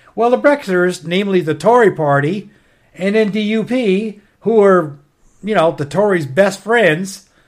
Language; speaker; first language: English; native; English